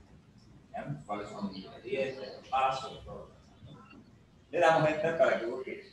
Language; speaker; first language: Spanish; native; Spanish